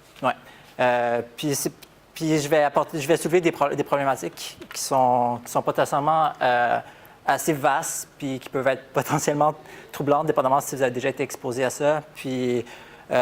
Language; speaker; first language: French; native; French